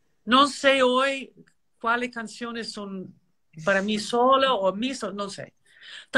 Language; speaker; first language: Spanish; non-native, learner; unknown